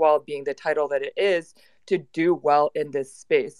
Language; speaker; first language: English; native; English